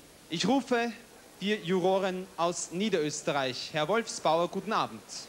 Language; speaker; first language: German; native; German